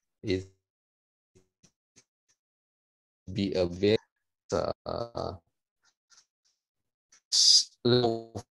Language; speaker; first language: English; non-native, local second language; Malay